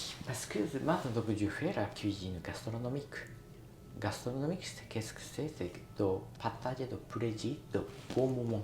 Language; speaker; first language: French; non-native, learner; Japanese